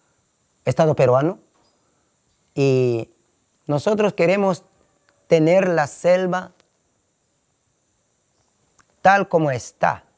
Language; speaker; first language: Spanish; non-native, local second language; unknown